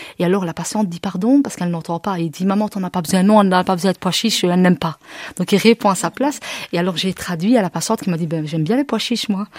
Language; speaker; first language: French; early bilingual, other home language; Arabic